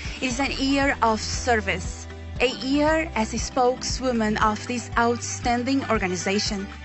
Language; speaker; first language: English; non-native, fluent; Portuguese